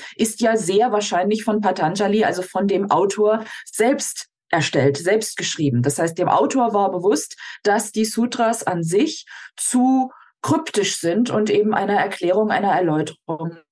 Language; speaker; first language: German; native; German